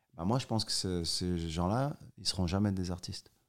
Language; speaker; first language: French; native; French